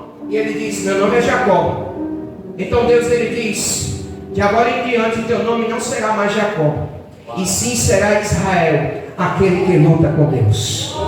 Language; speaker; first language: Portuguese; native; Portuguese